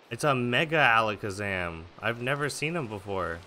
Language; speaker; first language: English; native; English